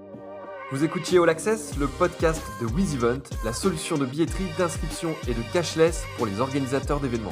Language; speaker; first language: French; native; French